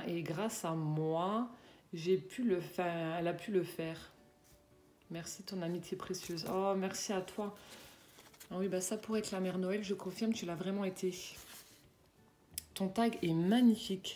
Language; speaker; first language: French; native; French